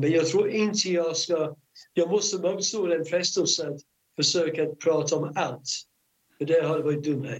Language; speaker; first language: Swedish; non-native, fluent; English